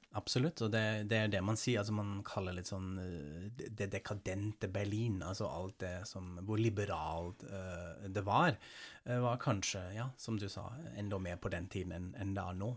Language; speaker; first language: Norwegian; non-native, fluent; German